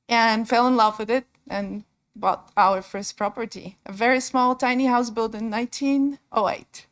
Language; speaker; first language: English; non-native, fluent; Polish